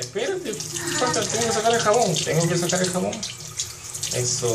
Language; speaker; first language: Spanish; native; Spanish